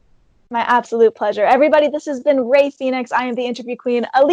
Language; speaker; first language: English; native; English